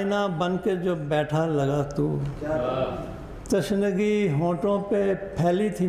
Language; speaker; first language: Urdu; non-native, local second language; Punjabi